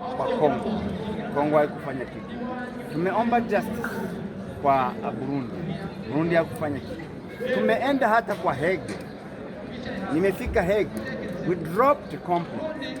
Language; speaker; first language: Swahili; non-native, local second language; Kinyarwanda